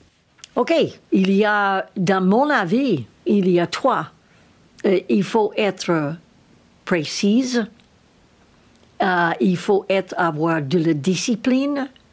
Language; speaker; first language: French; non-native, learner; English